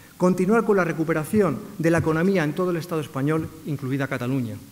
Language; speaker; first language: Spanish; native; Spanish